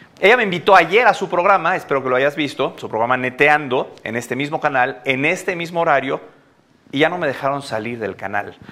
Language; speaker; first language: Spanish; native; Spanish